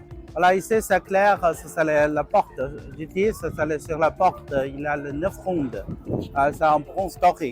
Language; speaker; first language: French; non-native, learner; Chinese